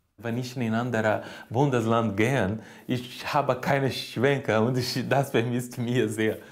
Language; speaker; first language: German; non-native, fluent; Portuguese